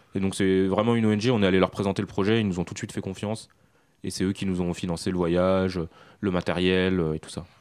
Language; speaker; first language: French; native; French